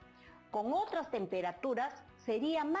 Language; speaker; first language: Spanish; native; Spanish